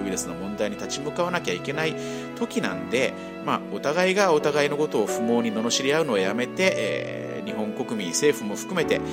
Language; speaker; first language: Japanese; native; Japanese